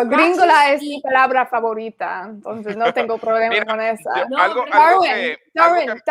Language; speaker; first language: Spanish; non-native, fluent; English